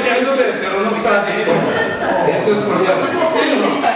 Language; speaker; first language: Spanish; non-native, learner; Portuguese